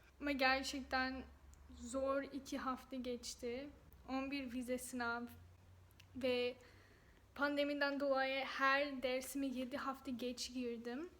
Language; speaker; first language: Turkish; non-native, fluent; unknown